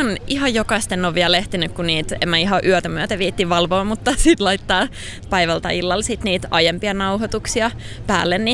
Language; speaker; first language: Finnish; native; Finnish